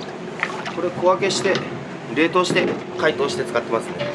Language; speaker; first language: Japanese; native; Japanese